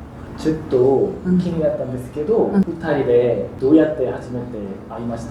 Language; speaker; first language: Japanese; non-native, learner; Korean